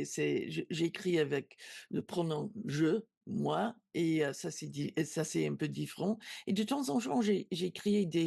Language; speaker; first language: French; non-native, learner; English